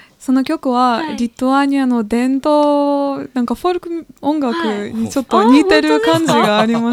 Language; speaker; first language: Japanese; non-native, fluent; Lithuanian